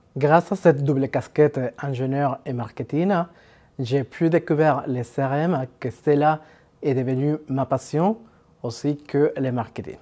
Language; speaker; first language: French; non-native, fluent; Spanish